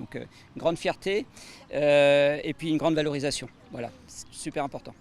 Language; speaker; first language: French; native; French